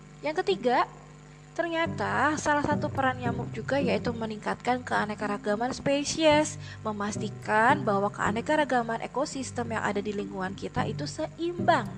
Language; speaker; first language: Indonesian; native; Indonesian